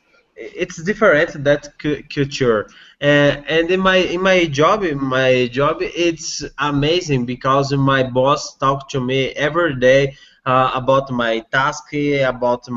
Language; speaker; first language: English; non-native, learner; Portuguese